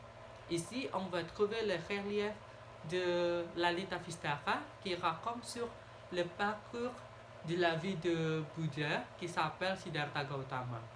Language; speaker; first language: French; non-native, learner; Indonesian